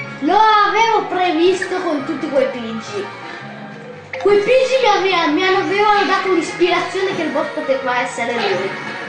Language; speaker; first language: Italian; native; Italian